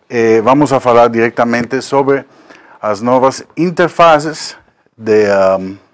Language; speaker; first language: Portuguese; non-native, learner; Spanish